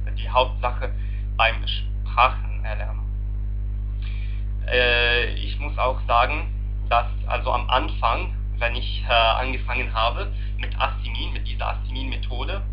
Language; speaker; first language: German; non-native, learner; Arabic